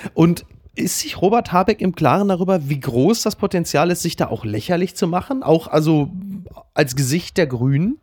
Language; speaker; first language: German; native; German